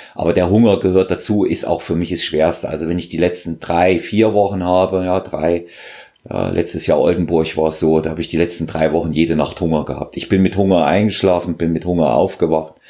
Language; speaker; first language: German; native; German